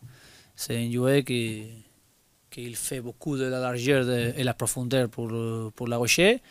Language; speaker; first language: French; non-native, learner; Spanish